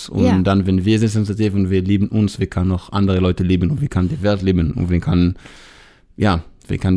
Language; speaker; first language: German; non-native, learner; Hebrew